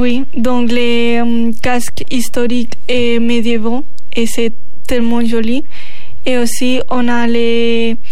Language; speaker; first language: French; non-native, learner; Spanish